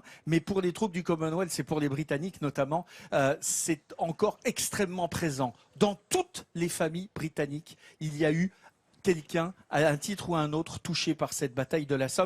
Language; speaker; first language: French; native; French